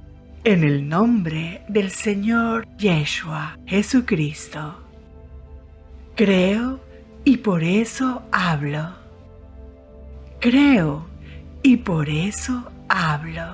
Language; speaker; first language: Spanish; native; Spanish